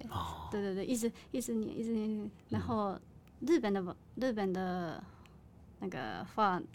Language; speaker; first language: Chinese; non-native, learner; Japanese